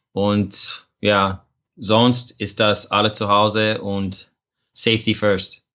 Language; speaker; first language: German; non-native, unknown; English